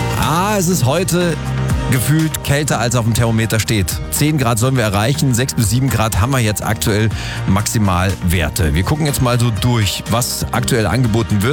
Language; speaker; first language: German; native; German